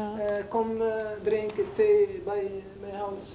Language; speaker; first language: Dutch; non-native, learner; Arabic